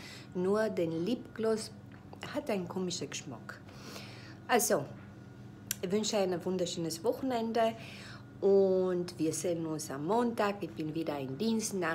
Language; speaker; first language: German; non-native, fluent; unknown